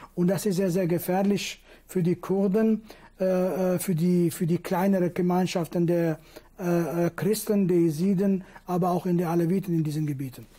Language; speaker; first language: German; non-native, fluent; Kurdish